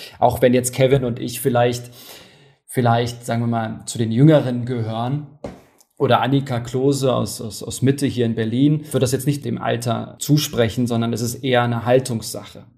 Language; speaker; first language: German; early bilingual, other home language; Turkish